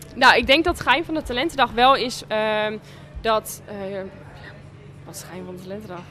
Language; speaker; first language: Dutch; native; Dutch